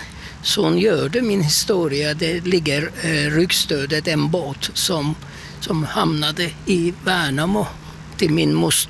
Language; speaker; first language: Swedish; non-native, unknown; Turkish